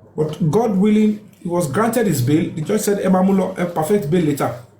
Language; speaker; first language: English; non-native, local second language; Yoruba